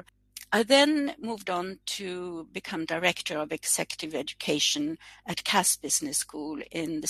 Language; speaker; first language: English; non-native, fluent; Swedish